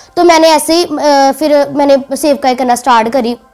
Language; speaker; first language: Hindi; native; Hindi